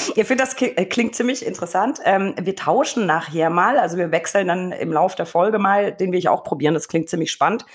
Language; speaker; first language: German; native; German